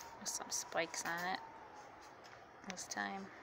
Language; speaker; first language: English; native; English